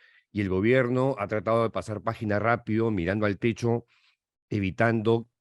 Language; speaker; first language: Spanish; native; Spanish